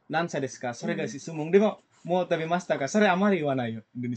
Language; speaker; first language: Japanese; non-native, fluent; Indonesian